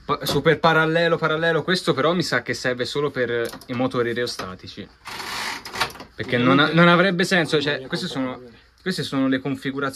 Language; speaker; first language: Italian; native; Italian